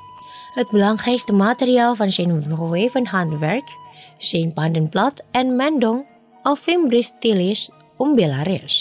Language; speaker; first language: Dutch; non-native, learner; Indonesian